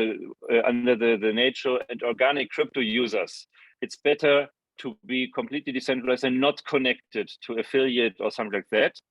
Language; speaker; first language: English; non-native, fluent; German